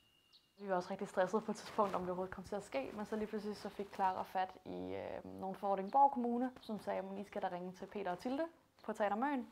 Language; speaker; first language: Danish; native; Danish